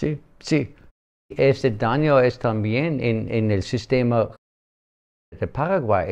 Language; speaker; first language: Spanish; non-native, learner; German